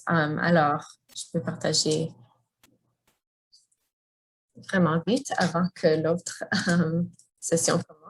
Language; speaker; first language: French; non-native, fluent; English